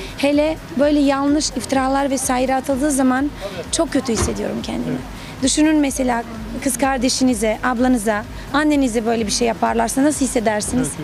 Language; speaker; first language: Turkish; non-native, fluent; Serbian